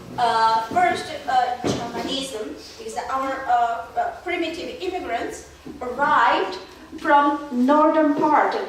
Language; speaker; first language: English; non-native, fluent; Korean